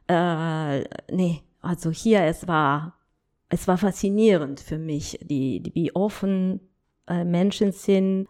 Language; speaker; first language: German; non-native, fluent; Spanish